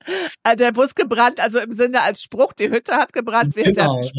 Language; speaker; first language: German; native; German